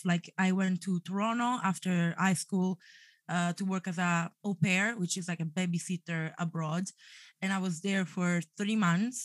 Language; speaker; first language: English; non-native, fluent; Italian